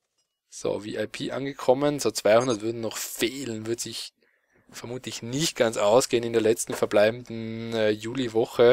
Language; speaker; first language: German; native; German